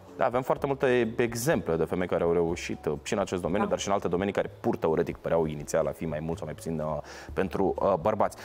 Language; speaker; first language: Romanian; native; Romanian